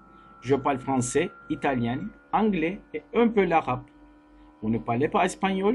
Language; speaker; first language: French; non-native, fluent; Turkish